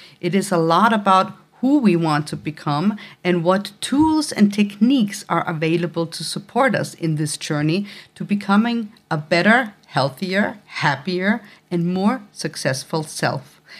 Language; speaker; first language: English; non-native, fluent; German